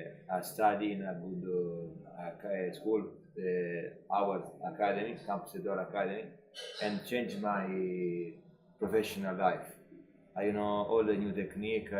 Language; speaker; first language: English; non-native, learner; Italian